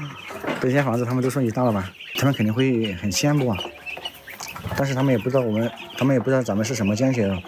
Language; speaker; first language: Chinese; native; Chinese